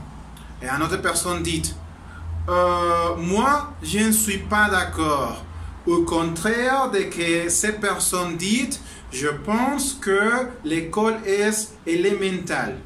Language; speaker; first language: French; non-native, learner; Spanish